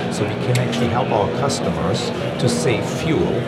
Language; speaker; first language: English; non-native, fluent; German